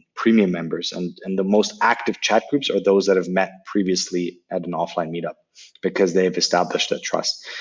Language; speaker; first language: English; non-native, fluent; German